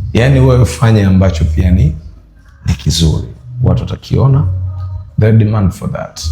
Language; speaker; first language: Swahili; native; Swahili